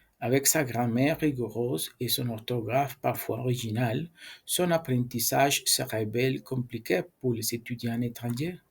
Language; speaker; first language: French; non-native, learner; Spanish